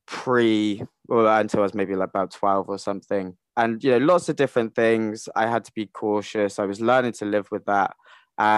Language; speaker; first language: English; native; English